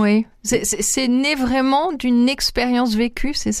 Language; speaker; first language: French; native; French